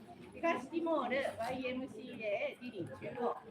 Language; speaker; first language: Japanese; native; Japanese